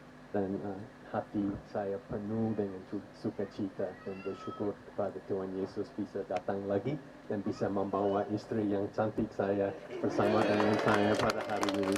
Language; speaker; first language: Indonesian; non-native, fluent; English